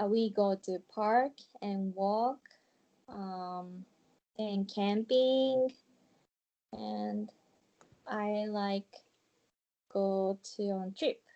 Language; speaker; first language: English; non-native, learner; Japanese